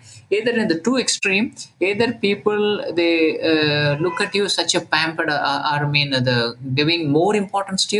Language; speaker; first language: English; non-native, local second language; Tamil